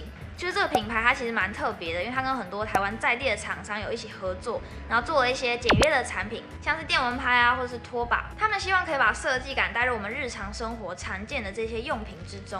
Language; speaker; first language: Chinese; native; Chinese